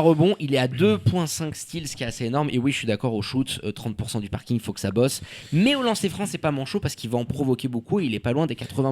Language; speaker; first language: French; native; French